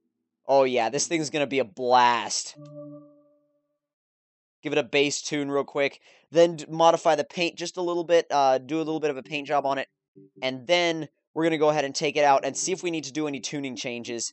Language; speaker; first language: English; native; English